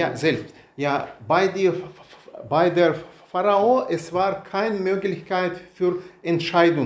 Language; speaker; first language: German; non-native, learner; Russian